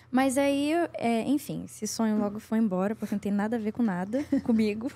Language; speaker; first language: Portuguese; native; Portuguese